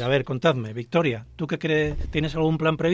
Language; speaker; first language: Spanish; native; Spanish